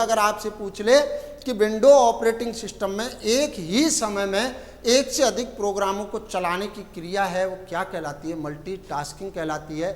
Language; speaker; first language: Hindi; native; Hindi